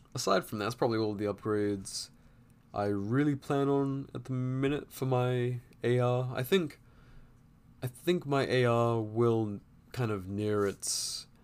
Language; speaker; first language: English; native; English